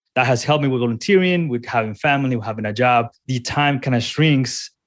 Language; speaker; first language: English; non-native, fluent; Spanish